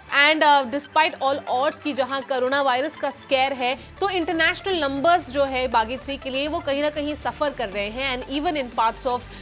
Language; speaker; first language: Hindi; native; Hindi